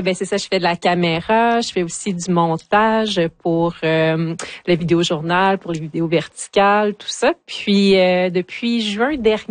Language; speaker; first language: French; native; French